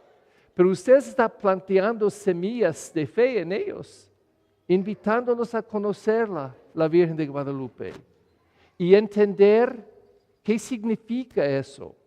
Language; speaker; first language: Spanish; non-native, fluent; English